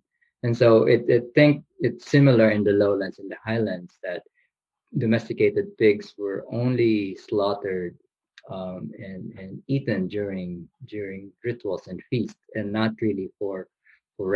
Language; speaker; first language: English; non-native, local second language; Bikol